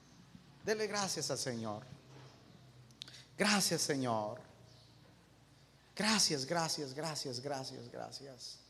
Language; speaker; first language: Spanish; native; Spanish